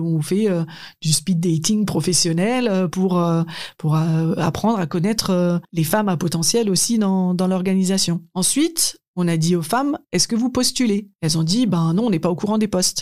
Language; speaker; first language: French; native; French